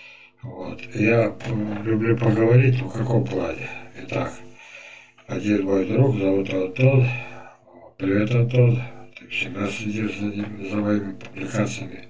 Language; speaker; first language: Russian; native; Russian